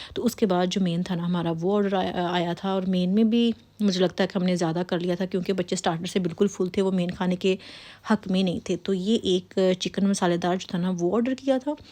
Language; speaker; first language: Urdu; native; Urdu